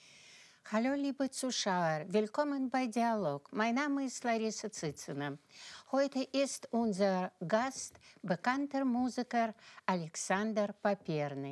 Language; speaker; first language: German; non-native, fluent; Russian